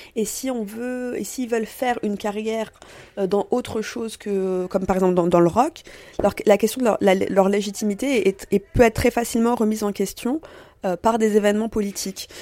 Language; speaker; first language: French; native; French